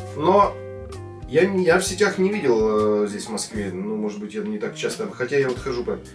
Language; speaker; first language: Russian; native; Russian